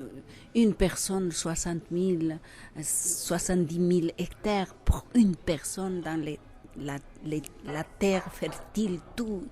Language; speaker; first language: French; non-native, fluent; Quechua